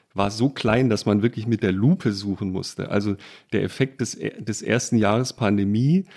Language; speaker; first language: German; native; German